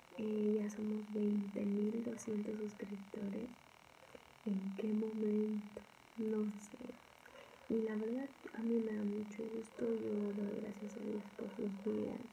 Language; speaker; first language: Spanish; native; Spanish